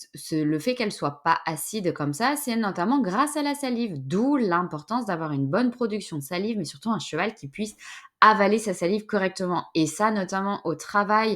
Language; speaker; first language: French; native; French